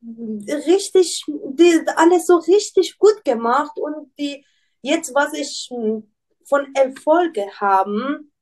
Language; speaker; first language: German; non-native, learner; Persian